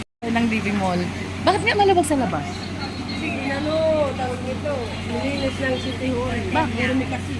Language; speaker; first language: Filipino; native; Filipino